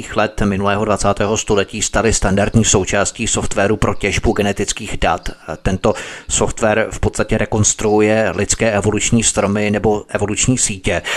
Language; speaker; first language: Czech; native; Czech